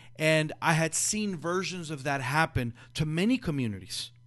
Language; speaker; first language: English; early bilingual, other home language; Spanish